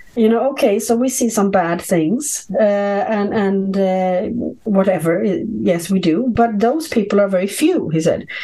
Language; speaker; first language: English; non-native, fluent; Swedish